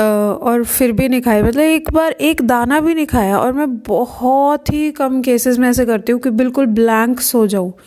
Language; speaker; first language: Hindi; native; Hindi